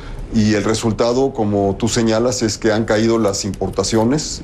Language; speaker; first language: Spanish; native; Spanish